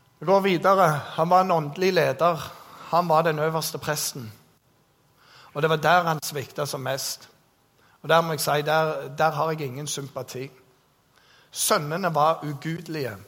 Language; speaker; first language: Norwegian; native; Norwegian